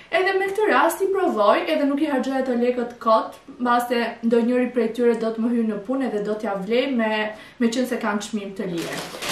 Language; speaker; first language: Albanian; early bilingual, heritage; Albanian